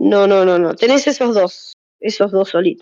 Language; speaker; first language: Spanish; native; Spanish